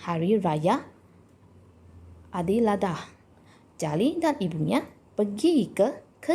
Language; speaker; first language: Indonesian; non-native, local second language; Chinese